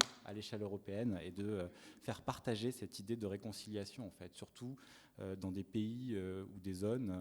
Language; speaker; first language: French; native; French